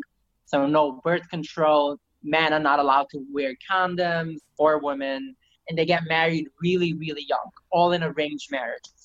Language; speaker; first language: English; early bilingual, other home language; Yiddish